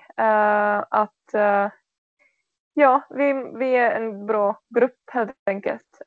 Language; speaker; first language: Swedish; non-native, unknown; Czech